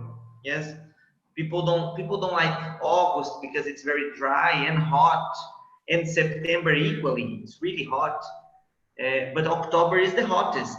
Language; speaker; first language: English; non-native, fluent; Portuguese